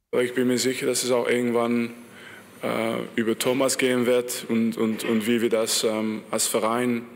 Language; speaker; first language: German; non-native, fluent; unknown